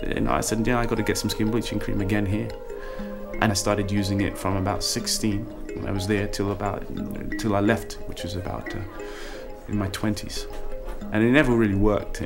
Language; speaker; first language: English; native; English